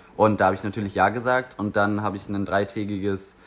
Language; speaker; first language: German; native; German